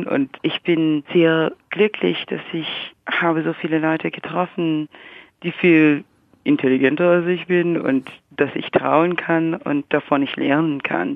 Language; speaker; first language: German; non-native, fluent; English